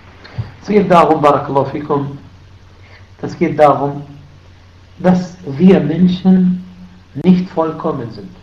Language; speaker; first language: German; non-native, fluent; Arabic